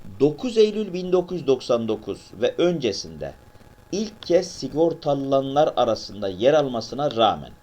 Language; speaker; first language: Turkish; native; Turkish